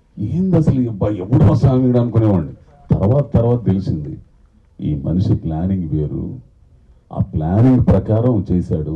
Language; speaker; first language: Telugu; native; Telugu